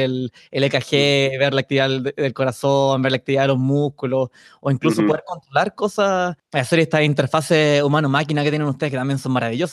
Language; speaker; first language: Spanish; native; Spanish